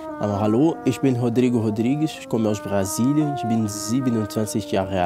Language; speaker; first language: German; non-native, learner; Portuguese